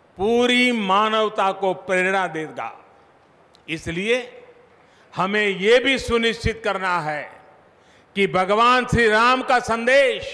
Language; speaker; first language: Hindi; non-native, local second language; Gujarati